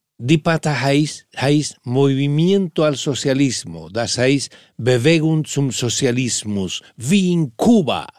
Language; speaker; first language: German; non-native, fluent; Spanish